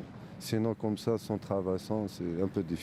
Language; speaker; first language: French; non-native, learner; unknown